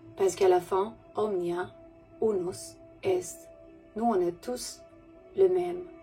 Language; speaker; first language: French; non-native, fluent; Romanian